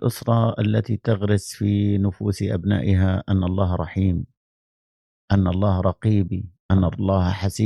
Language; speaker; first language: Arabic; native; Arabic